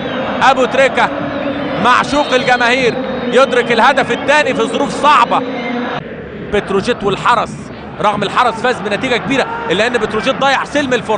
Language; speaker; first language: Arabic; native; Arabic